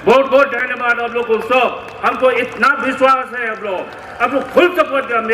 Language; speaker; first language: Hindi; non-native, local second language; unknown